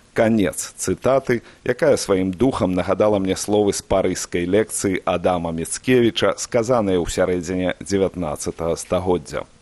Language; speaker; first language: Belarusian; native; Belarusian